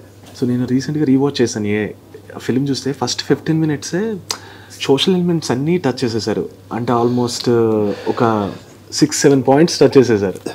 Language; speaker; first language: Telugu; native; Telugu